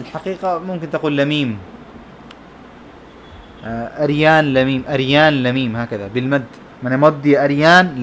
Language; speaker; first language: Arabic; non-native, fluent; Bangla